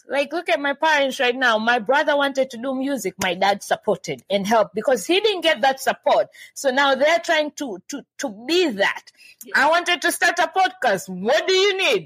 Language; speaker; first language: English; non-native, local second language; Swahili